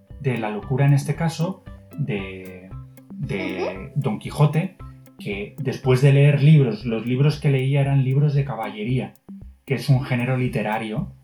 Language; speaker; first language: Spanish; native; Spanish